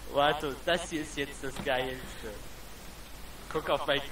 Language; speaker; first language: German; native; German